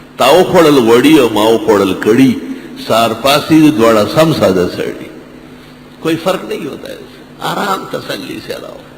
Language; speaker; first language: Urdu; non-native, local second language; Pashto